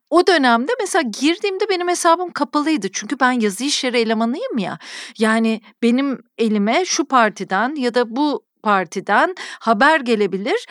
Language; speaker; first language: Turkish; native; Turkish